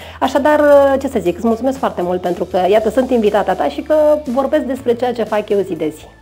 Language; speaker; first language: Romanian; native; Romanian